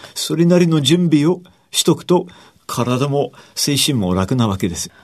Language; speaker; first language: Japanese; non-native, fluent; English